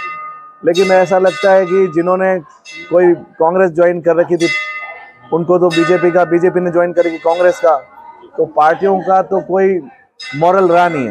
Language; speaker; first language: Hindi; non-native, local second language; Marwari